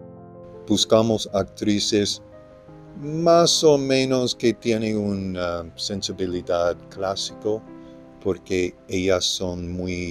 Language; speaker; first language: Spanish; non-native, learner; English